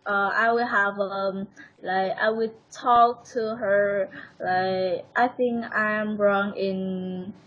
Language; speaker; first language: English; non-native, learner; Vietnamese